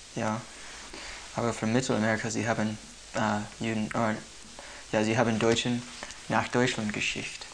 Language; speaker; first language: German; non-native, learner; English